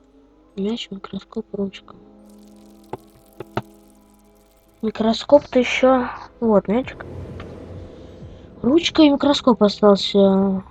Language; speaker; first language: Russian; native; Russian